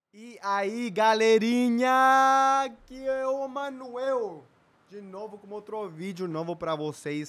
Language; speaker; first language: Portuguese; non-native, fluent; Spanish